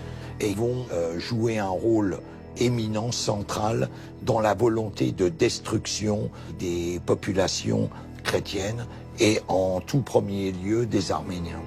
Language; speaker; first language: French; native; French